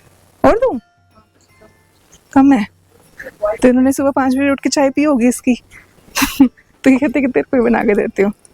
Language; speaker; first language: Hindi; native; Hindi